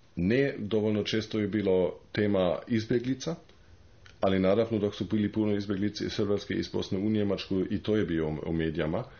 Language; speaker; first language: Croatian; non-native, fluent; German